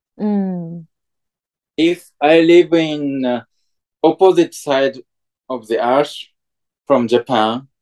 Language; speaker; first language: English; non-native, fluent; Japanese